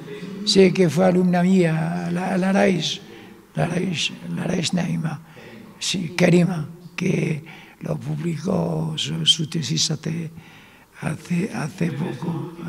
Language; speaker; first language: Spanish; non-native, fluent; Arabic